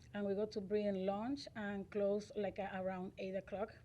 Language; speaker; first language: English; non-native, learner; Spanish